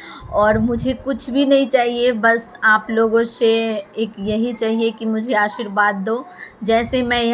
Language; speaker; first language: Hindi; non-native, local second language; Bhojpuri